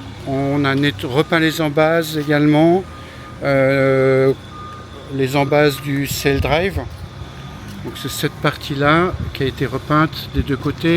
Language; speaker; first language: French; native; French